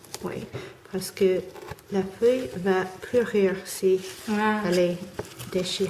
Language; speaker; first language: French; non-native, learner; English